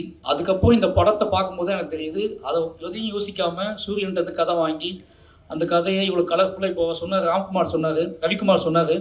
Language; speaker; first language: Tamil; native; Tamil